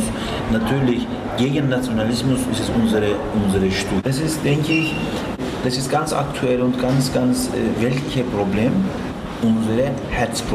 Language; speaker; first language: German; non-native, fluent; Turkish